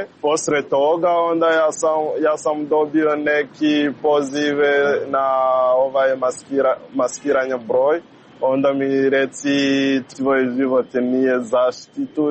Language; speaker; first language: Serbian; non-native, learner; Rundi